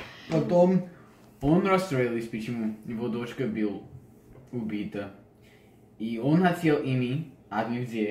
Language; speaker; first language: Russian; non-native, learner; English